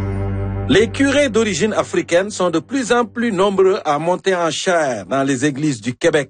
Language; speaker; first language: French; native; French